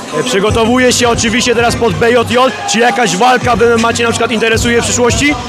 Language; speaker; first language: Polish; native; Polish